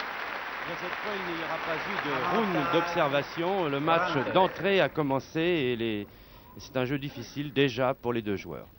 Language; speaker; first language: French; native; French